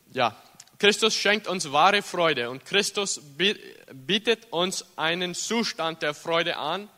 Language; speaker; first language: German; early bilingual, heritage; English